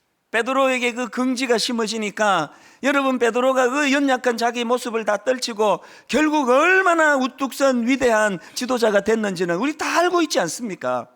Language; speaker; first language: Korean; native; Korean